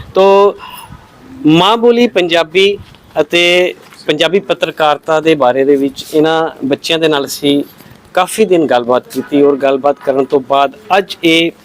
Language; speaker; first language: Punjabi; native; Punjabi